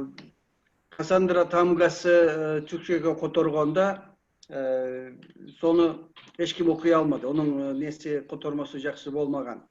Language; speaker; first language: Kyrgyz; non-native, learner; Kazakh